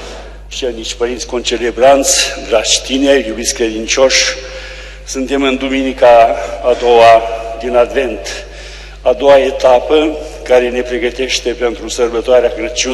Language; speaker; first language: Romanian; native; Romanian